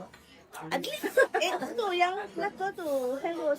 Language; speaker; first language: Malay; native; Malay